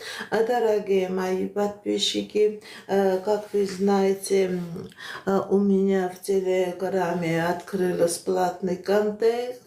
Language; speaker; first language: Russian; non-native, fluent; Armenian